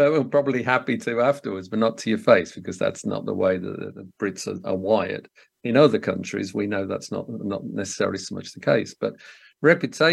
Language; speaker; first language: English; native; English